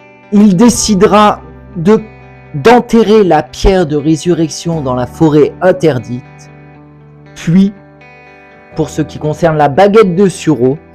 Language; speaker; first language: French; native; French